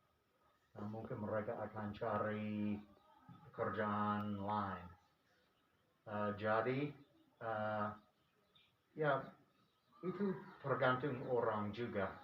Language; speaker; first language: Indonesian; non-native, fluent; English